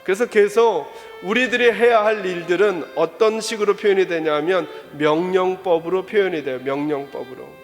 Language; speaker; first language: Korean; native; Korean